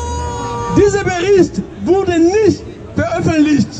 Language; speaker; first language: German; non-native, fluent; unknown